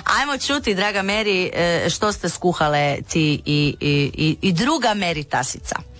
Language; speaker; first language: Serbian; native; Serbian